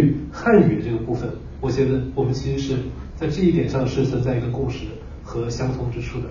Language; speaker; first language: Chinese; native; Chinese